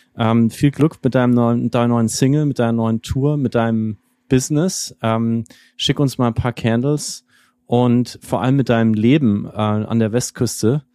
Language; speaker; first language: German; native; German